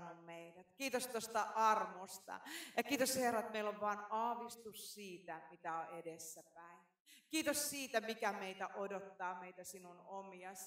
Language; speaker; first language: Finnish; native; Finnish